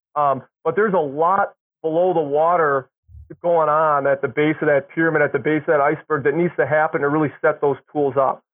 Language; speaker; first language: English; native; English